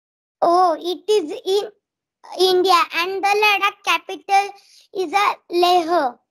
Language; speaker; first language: English; non-native, learner; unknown